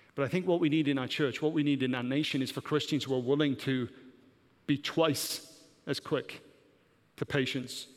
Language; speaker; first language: English; native; English